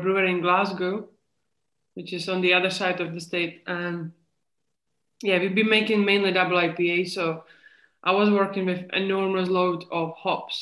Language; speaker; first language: English; non-native, fluent; Czech